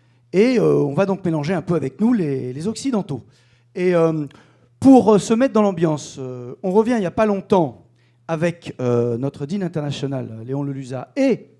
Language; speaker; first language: French; native; French